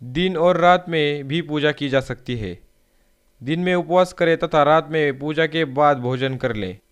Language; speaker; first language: Hindi; non-native, local second language; Marathi